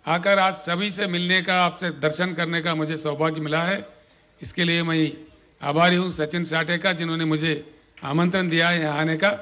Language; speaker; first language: Hindi; non-native, local second language; Telugu